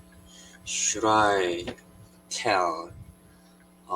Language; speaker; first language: English; non-native, learner; Korean